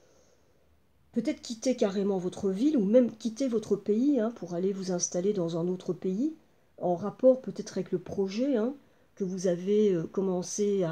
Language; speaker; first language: French; native; French